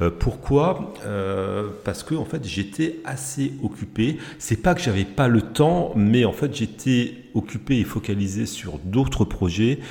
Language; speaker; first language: French; native; French